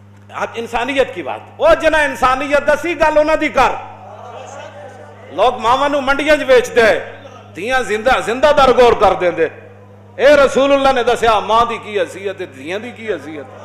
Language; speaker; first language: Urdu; non-native, local second language; Punjabi